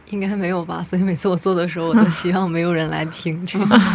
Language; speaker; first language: Chinese; non-native, fluent; Korean